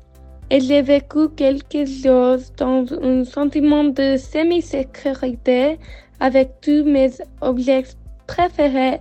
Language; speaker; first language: French; non-native, learner; English